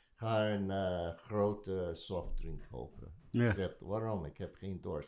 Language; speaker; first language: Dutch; non-native, learner; English